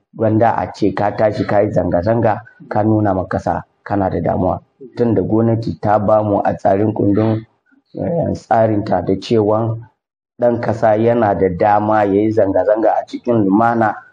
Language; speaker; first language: Hausa; non-native, local second language; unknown